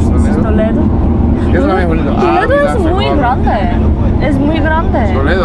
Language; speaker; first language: Spanish; non-native, learner; Korean